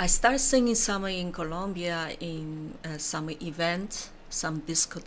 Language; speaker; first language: English; non-native, learner; Chinese